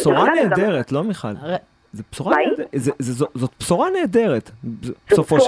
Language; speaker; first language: Hebrew; native; Hebrew